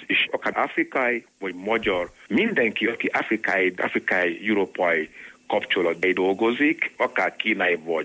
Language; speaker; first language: Hungarian; non-native, learner; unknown